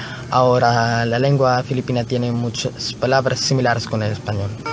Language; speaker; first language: Spanish; non-native, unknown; Filipino